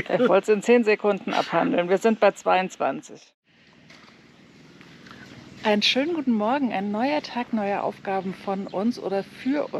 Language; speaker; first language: German; native; German